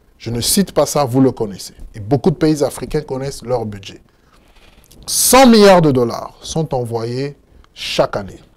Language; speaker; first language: French; non-native, local second language; Lingala